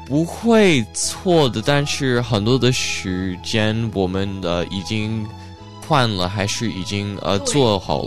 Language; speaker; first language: Chinese; early bilingual, heritage; Chinese